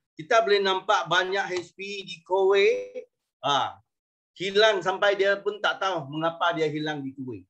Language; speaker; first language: Malay; non-native, local second language; Chinese